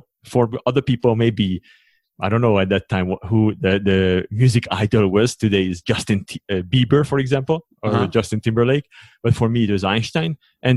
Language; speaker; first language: English; non-native, fluent; Hungarian